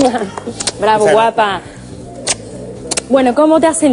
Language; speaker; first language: Spanish; native; Spanish